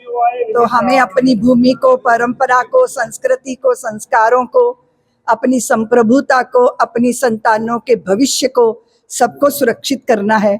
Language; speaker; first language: Hindi; native; Hindi